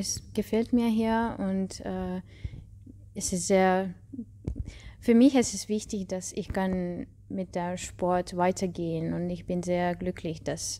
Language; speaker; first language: German; non-native, learner; Russian